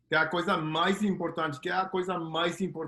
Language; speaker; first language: Portuguese; non-native, fluent; English